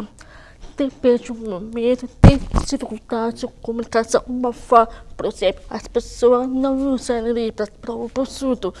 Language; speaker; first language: Portuguese; non-native, local second language; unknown